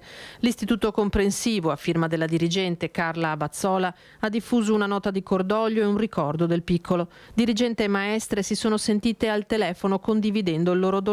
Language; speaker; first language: Italian; native; Italian